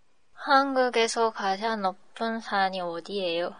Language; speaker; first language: Korean; non-native, learner; Japanese